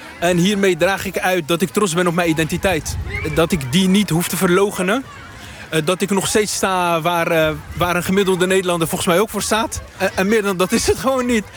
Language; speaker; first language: Dutch; early bilingual, other home language; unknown